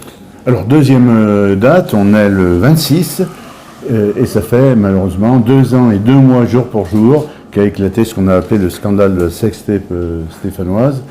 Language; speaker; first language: French; native; French